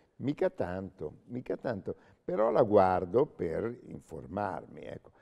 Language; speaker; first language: Italian; native; Italian